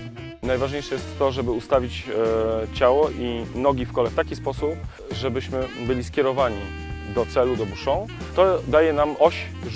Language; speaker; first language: Polish; native; Polish